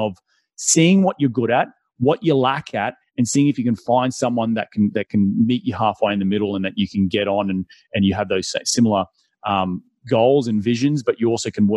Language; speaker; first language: English; native; English